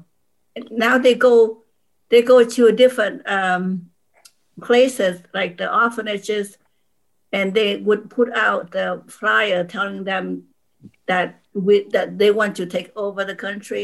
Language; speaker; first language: English; non-native, fluent; Vietnamese